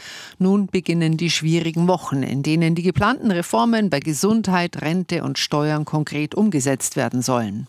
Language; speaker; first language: German; native; German